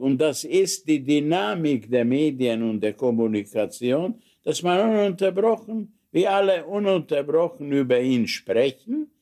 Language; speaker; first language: German; non-native, fluent; Hungarian